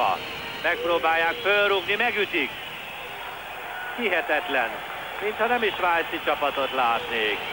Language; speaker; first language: Hungarian; native; Hungarian